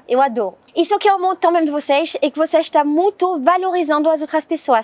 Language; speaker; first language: Portuguese; non-native, learner; French